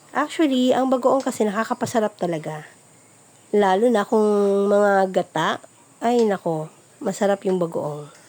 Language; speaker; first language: Filipino; non-native, local second language; Bikol